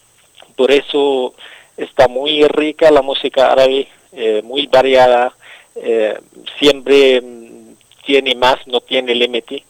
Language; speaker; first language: Spanish; non-native, local second language; Arabic